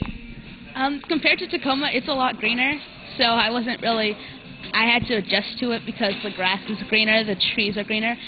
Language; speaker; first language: English; native; English